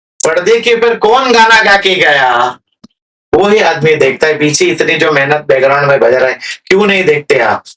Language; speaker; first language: Hindi; non-native, local second language; Gujarati